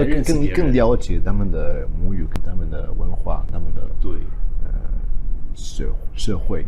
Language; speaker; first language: Chinese; non-native, fluent; Spanish